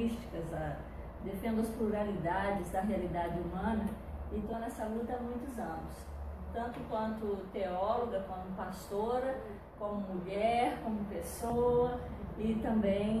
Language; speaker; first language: Portuguese; native; Portuguese